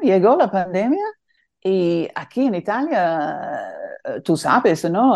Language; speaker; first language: Spanish; non-native, fluent; English